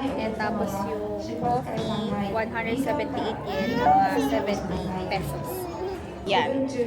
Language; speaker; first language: Filipino; native; Filipino